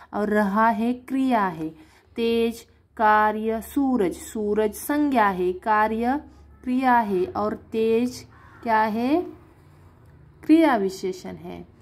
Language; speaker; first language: Hindi; non-native, local second language; Marathi